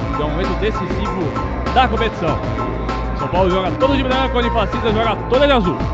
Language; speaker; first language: Portuguese; native; Portuguese